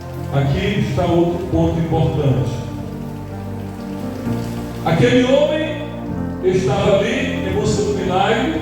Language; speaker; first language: Portuguese; native; Portuguese